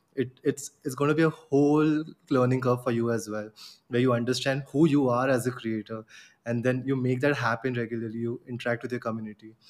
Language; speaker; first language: English; non-native, local second language; Gujarati